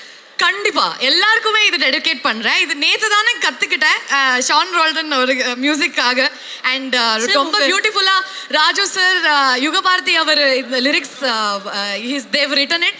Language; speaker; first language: Tamil; non-native, local second language; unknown